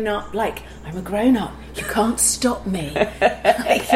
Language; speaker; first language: English; native; English